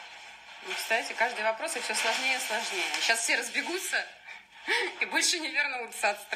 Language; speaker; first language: Russian; native; Russian